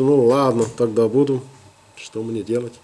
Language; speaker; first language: Russian; non-native, learner; English